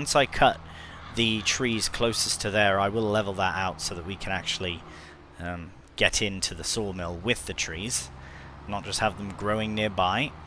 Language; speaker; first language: English; native; English